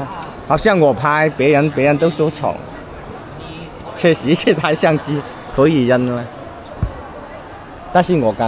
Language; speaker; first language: Chinese; non-native, fluent; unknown